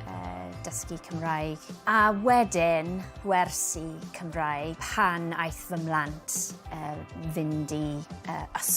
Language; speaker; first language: Welsh; non-native, local second language; English